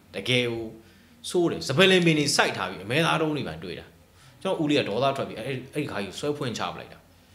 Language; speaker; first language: Burmese; native; Burmese